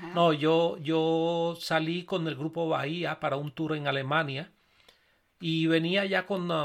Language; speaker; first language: Spanish; native; Spanish